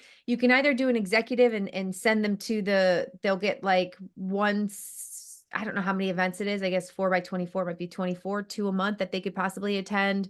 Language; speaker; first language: English; native; English